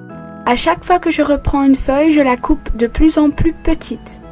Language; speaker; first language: French; native; French